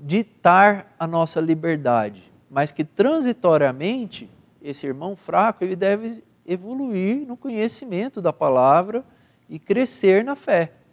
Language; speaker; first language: Portuguese; native; Portuguese